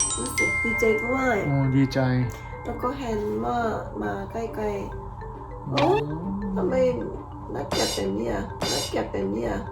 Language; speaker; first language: Thai; non-native, learner; Korean